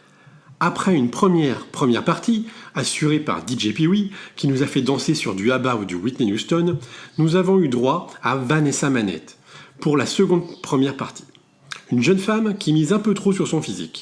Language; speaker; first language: French; native; French